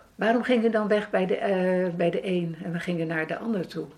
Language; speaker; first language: Dutch; native; Dutch